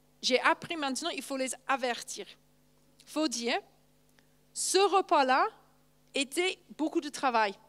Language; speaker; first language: French; non-native, fluent; English